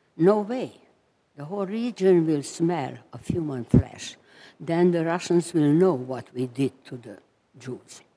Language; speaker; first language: English; non-native, fluent; Hungarian